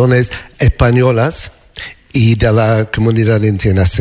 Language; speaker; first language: Spanish; non-native, fluent; English